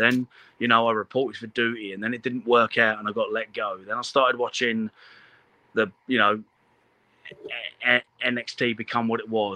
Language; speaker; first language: English; native; English